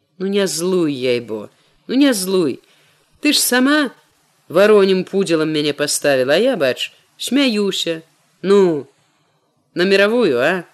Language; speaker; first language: Belarusian; native; Belarusian